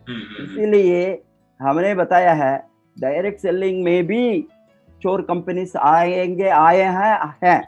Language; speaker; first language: Hindi; non-native, local second language; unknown